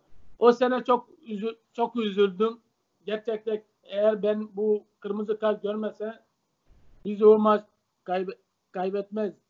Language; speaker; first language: Turkish; non-native, learner; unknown